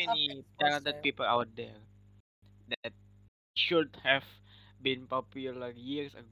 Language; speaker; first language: English; non-native, learner; Indonesian